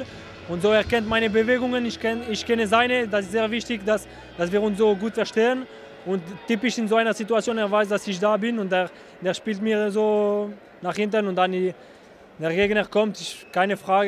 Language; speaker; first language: German; non-native, local second language; French